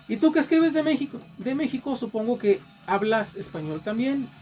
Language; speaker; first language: Spanish; native; Spanish